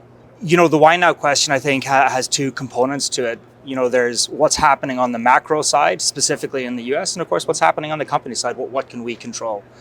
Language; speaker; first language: English; native; English